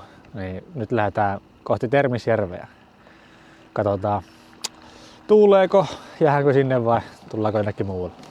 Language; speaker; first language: Finnish; native; Finnish